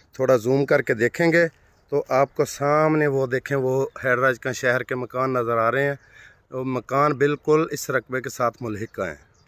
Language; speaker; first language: Urdu; non-native, local second language; Punjabi